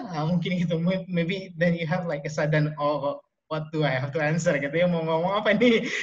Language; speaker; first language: English; non-native, fluent; Indonesian